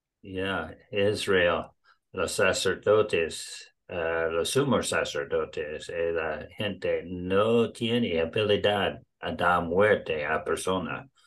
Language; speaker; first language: Spanish; non-native, learner; English